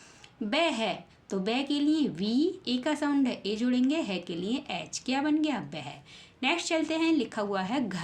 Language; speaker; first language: Hindi; native; Hindi